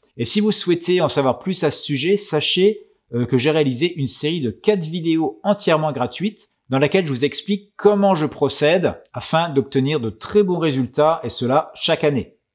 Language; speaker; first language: French; native; French